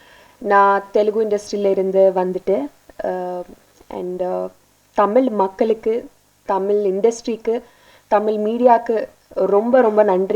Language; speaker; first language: Tamil; non-native, learner; Telugu